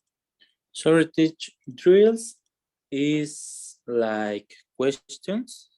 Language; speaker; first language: English; non-native, learner; Spanish